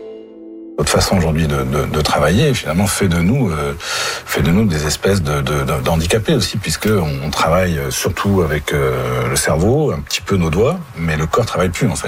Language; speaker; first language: French; native; French